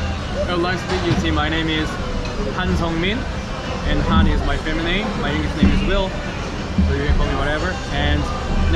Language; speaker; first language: English; non-native, fluent; Korean